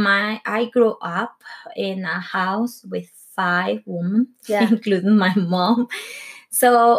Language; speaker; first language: English; non-native, learner; Spanish